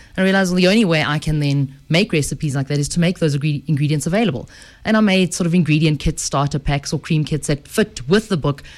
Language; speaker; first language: English; native; English